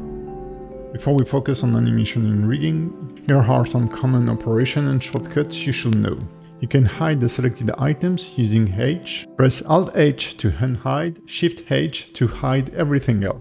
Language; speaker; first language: English; non-native, fluent; French